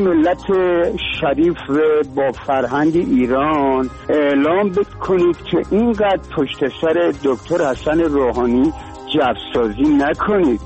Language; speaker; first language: Persian; native; Persian